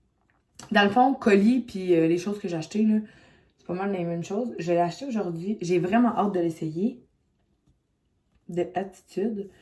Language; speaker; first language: French; native; French